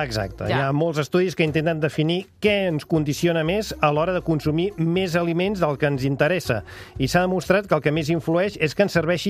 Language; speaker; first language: Catalan; native; Catalan